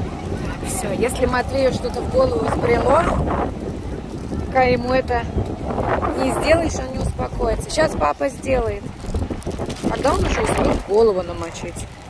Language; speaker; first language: Russian; native; Russian